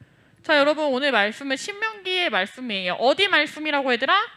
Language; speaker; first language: Korean; native; Korean